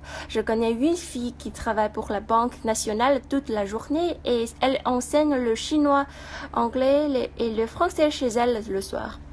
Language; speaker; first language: French; non-native, fluent; Vietnamese